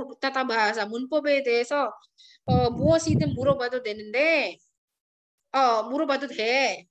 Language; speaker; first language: Korean; non-native, fluent; Indonesian